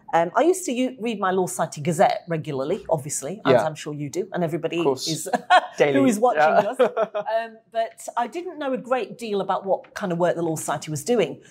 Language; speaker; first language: English; native; English